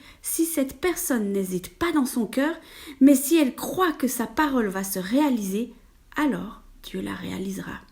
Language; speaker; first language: French; native; French